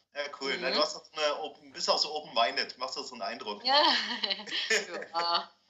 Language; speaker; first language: German; native; German